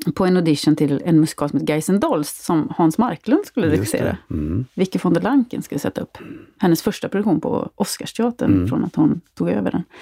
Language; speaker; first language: Swedish; native; Swedish